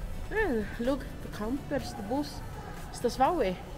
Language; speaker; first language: English; non-native, local second language; Filipino